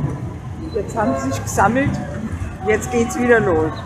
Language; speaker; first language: German; native; German